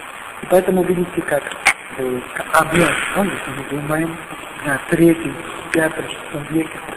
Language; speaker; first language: Russian; non-native, learner; Italian